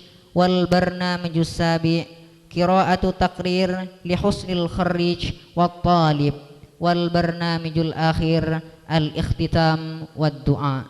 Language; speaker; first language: Arabic; non-native, learner; Indonesian